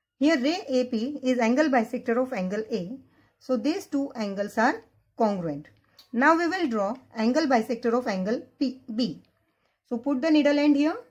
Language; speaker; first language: English; non-native, local second language; Marathi